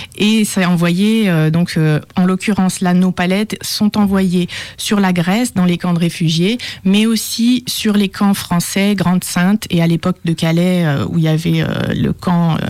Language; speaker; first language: French; native; French